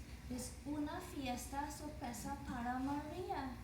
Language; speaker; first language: Spanish; non-native, learner; English